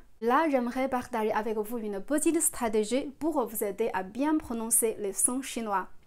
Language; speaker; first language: French; non-native, fluent; Chinese